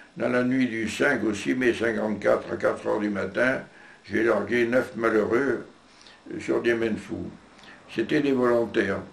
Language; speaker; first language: French; native; French